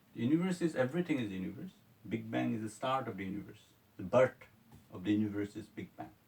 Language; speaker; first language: English; non-native, local second language; Assamese